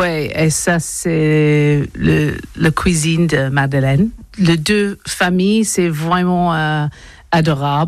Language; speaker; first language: French; non-native, learner; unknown